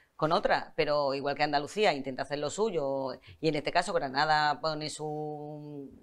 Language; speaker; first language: Spanish; native; Spanish